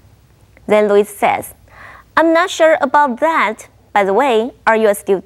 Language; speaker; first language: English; non-native, fluent; Chinese